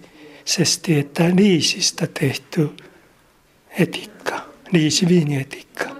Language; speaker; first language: Finnish; non-native, learner; Japanese